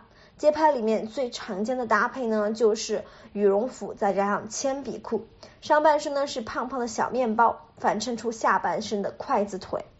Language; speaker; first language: Chinese; native; Chinese